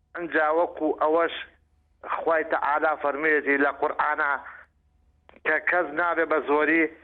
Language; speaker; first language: Central Kurdish; native; Central Kurdish